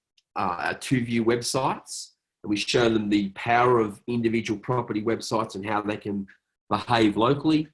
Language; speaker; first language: English; native; English